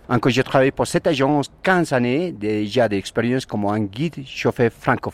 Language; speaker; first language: French; non-native, learner; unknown